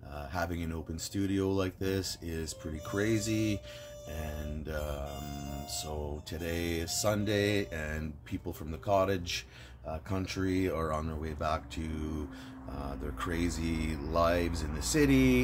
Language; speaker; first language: English; native; English